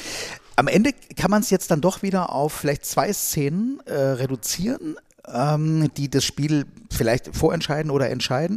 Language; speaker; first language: German; native; German